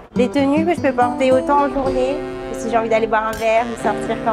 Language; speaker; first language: French; native; French